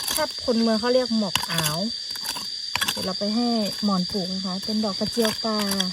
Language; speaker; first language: Thai; native; Thai